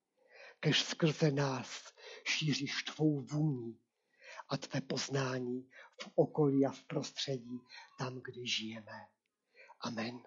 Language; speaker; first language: Czech; non-native, local second language; Polish